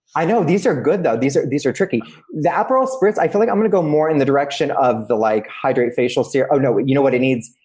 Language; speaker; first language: English; early bilingual, other home language; Italian